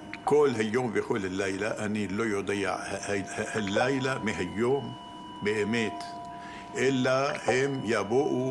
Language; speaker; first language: Hebrew; non-native, fluent; Arabic